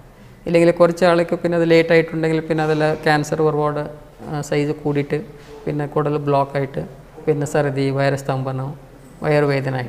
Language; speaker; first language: Malayalam; non-native, fluent; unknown